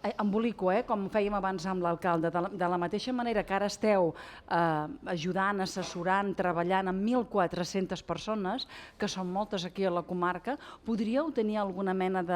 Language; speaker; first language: Catalan; native; Catalan